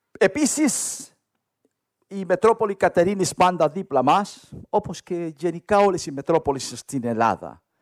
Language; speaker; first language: Greek; non-native, learner; Spanish